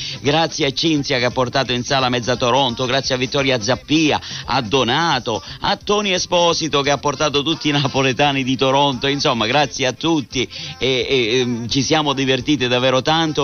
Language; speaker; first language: Italian; early bilingual, heritage; Italian